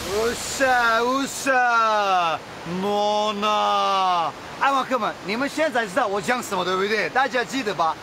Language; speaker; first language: Chinese; non-native, fluent; Turkish